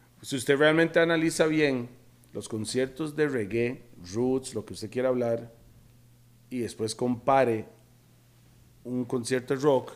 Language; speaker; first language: Spanish; native; Spanish